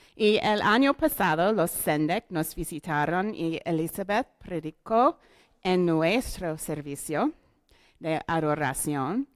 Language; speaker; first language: Spanish; non-native, learner; English